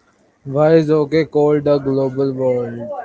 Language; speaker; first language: English; non-native, learner; Urdu